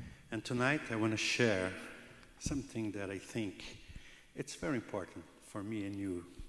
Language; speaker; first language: English; non-native, fluent; Portuguese